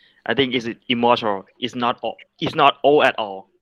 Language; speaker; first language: English; non-native, learner; Thai